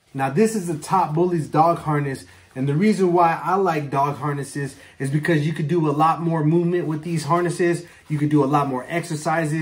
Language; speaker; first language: English; native; English